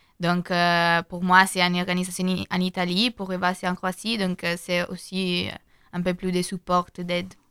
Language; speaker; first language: French; non-native, learner; Italian